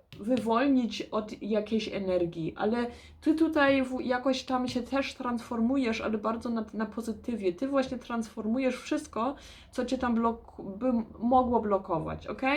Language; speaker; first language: Polish; early bilingual, heritage; Polish